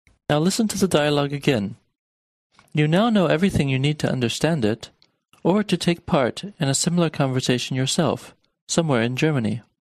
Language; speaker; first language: English; native; English